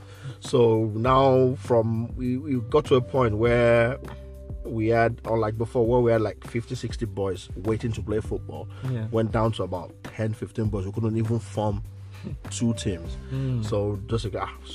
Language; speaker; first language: English; non-native, local second language; Yoruba